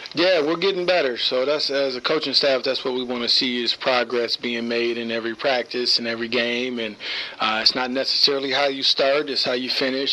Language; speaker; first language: English; native; English